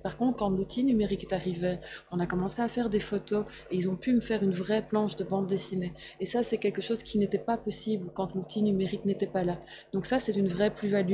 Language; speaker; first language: French; native; French